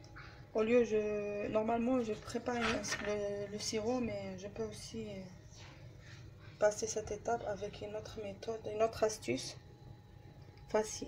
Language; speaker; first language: French; non-native, learner; Arabic